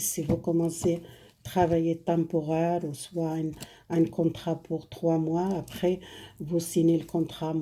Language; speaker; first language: French; non-native, fluent; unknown